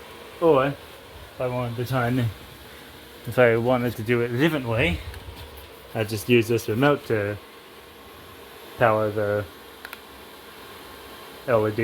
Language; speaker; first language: English; native; English